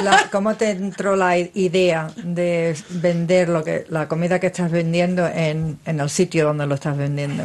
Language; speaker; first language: Spanish; native; Spanish